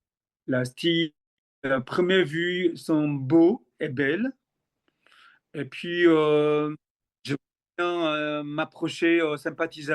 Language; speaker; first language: French; non-native, fluent; Korean